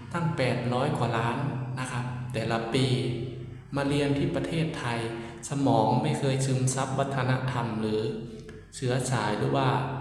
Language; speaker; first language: Thai; native; Thai